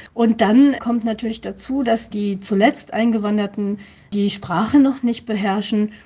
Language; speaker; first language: German; native; German